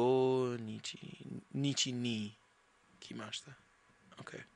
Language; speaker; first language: Japanese; non-native, learner; English